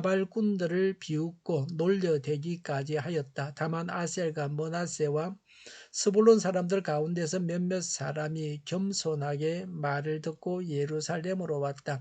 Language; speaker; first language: Korean; native; Korean